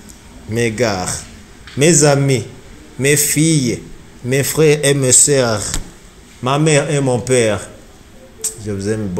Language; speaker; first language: French; non-native, learner; Rundi